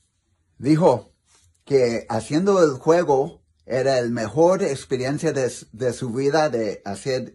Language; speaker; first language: Spanish; non-native, learner; English